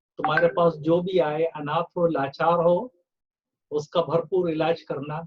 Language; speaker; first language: Hindi; native; Hindi